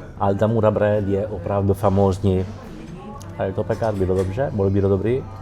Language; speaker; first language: Czech; non-native, learner; Italian